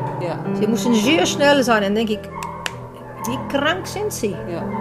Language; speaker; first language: German; non-native, learner; Dutch